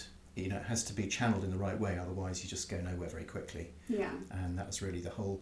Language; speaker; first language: English; native; English